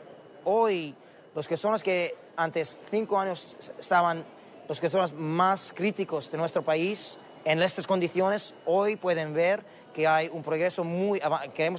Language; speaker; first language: Spanish; non-native, learner; Arabic